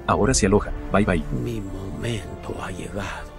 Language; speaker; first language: Spanish; native; Spanish